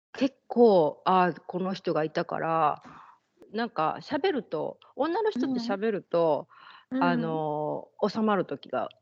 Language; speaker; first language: Japanese; native; Japanese